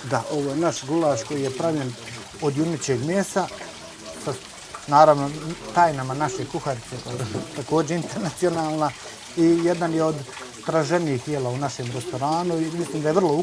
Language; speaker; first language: Bosnian; native; Bosnian